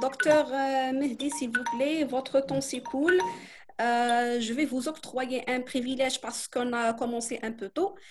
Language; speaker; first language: French; non-native, local second language; Arabic